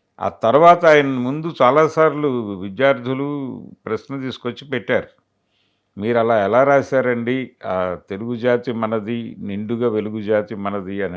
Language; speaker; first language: Telugu; native; Telugu